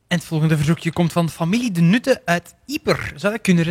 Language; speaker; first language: Dutch; native; Dutch